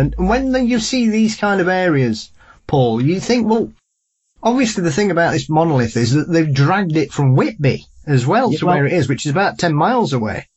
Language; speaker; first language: English; native; English